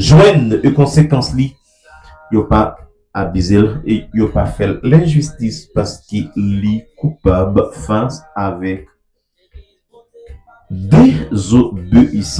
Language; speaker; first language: French; non-native, learner; Haitian Creole